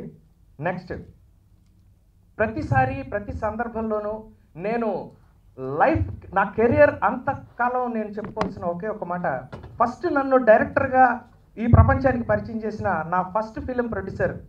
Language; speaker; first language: Telugu; native; Telugu